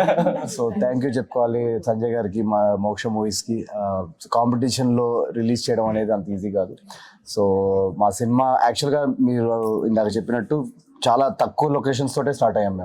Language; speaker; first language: Telugu; native; Telugu